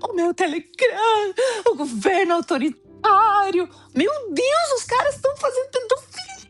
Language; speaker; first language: Portuguese; native; Portuguese